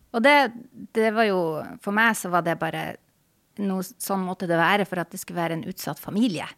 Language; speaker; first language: Norwegian; native; Norwegian